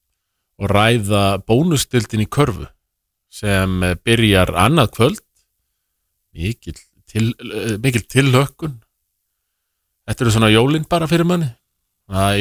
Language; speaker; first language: Icelandic; native; Icelandic